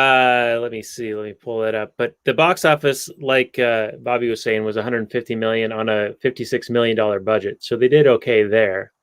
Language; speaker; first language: English; native; English